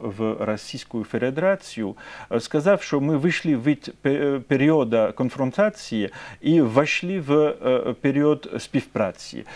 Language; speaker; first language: Ukrainian; non-native, fluent; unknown